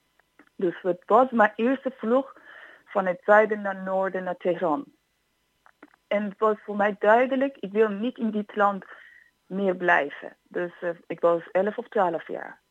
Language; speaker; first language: Dutch; non-native, fluent; Persian